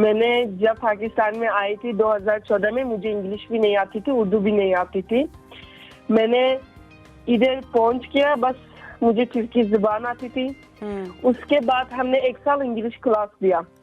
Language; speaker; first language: Hindi; non-native, fluent; Turkish